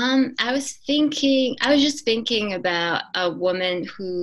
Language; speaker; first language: English; non-native, fluent; French